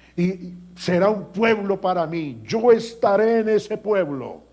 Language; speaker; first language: Spanish; native; Spanish